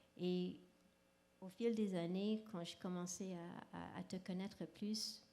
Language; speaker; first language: French; non-native, local second language; English